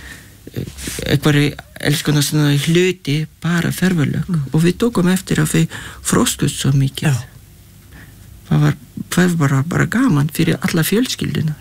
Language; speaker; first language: Icelandic; non-native, fluent; Lithuanian